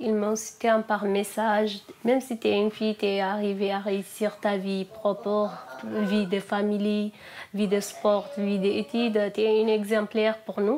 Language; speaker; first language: French; non-native, learner; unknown